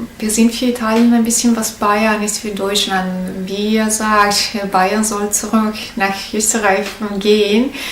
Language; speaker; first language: German; non-native, learner; Italian